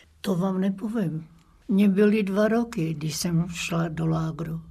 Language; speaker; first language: Czech; early bilingual, other home language; German